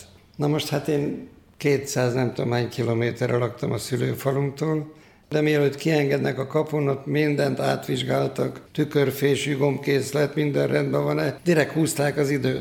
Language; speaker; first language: Hungarian; native; Hungarian